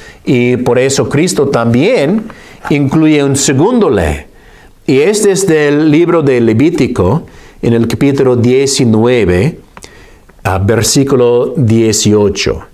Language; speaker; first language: Spanish; non-native, fluent; English